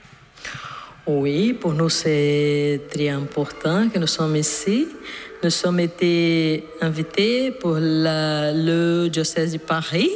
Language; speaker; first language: French; non-native, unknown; Portuguese